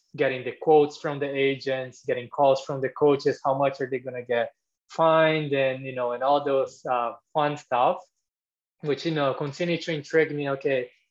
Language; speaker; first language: English; non-native, fluent; Portuguese